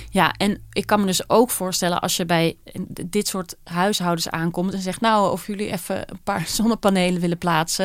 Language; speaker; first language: Dutch; native; Dutch